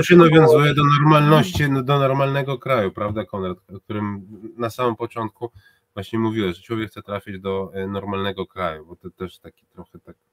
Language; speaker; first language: Polish; non-native, fluent; Hebrew